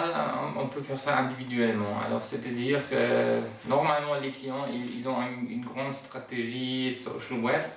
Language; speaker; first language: French; non-native, fluent; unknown